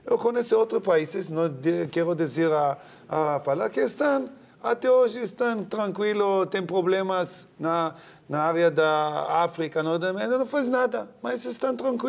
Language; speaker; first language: Portuguese; non-native, learner; Hebrew